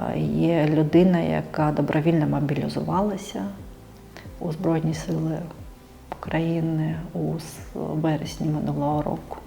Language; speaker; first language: Ukrainian; non-native, local second language; Russian